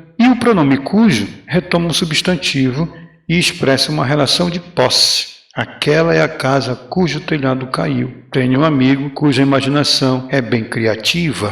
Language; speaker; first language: Portuguese; native; Portuguese